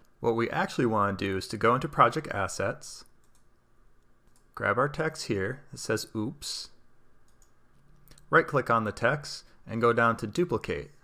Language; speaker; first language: English; native; English